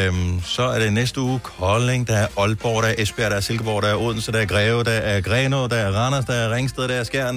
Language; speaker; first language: Danish; native; Danish